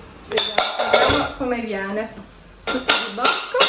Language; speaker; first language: Italian; native; Italian